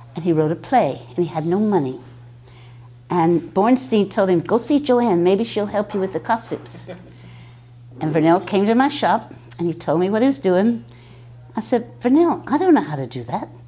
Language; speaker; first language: English; native; English